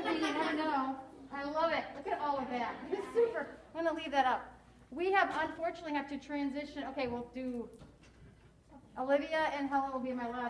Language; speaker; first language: English; native; English